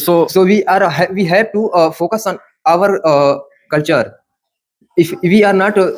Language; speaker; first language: English; non-native, learner; Hindi